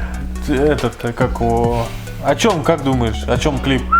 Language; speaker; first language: Russian; native; Russian